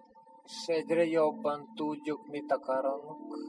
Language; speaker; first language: Hungarian; non-native, fluent; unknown